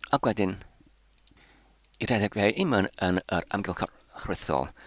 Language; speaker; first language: Welsh; non-native, learner; Polish